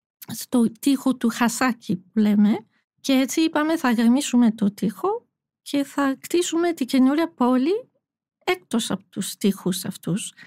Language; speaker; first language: Greek; non-native, fluent; French